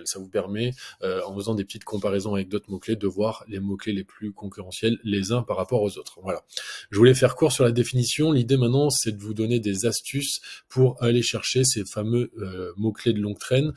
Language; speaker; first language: French; native; French